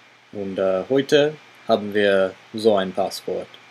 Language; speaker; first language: German; non-native, learner; English